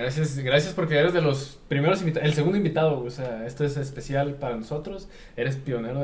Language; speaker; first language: Spanish; native; Spanish